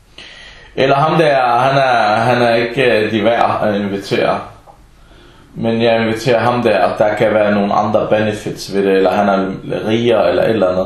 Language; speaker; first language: Danish; early bilingual, other home language; Arabic